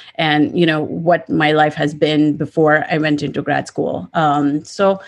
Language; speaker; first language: English; non-native, local second language; Gujarati